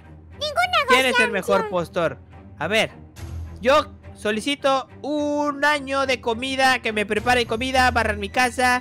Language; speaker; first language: Spanish; native; Spanish